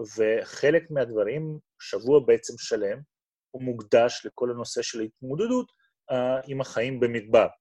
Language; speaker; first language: Hebrew; non-native, fluent; Russian